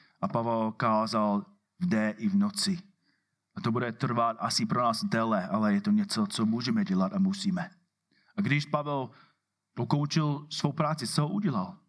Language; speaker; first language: Czech; non-native, fluent; English